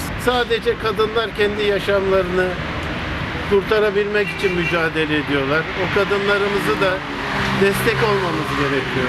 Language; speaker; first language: Turkish; native; Turkish